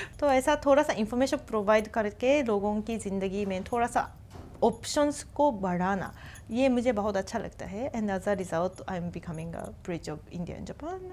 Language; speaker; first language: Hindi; non-native, fluent; Japanese